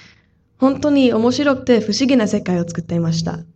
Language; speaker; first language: Japanese; non-native, fluent; English